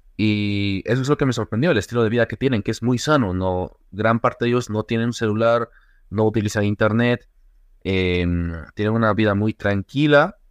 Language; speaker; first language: Spanish; native; Spanish